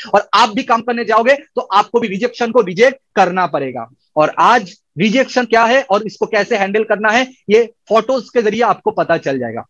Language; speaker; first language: Hindi; non-native, local second language; Bangla